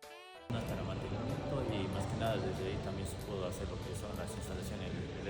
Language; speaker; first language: Spanish; native; Spanish